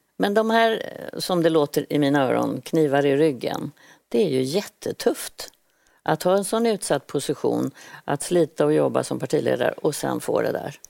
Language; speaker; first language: Swedish; native; Swedish